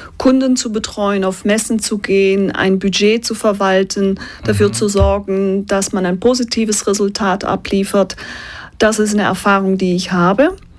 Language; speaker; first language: German; non-native, fluent; Dutch